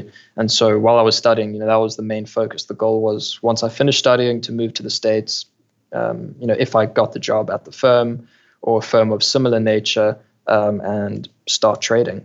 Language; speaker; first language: English; native; English